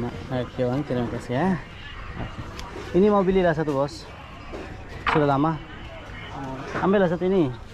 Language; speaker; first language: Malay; non-native, learner; Bangla